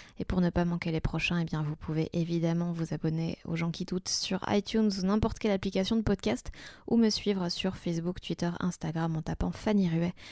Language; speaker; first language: French; native; French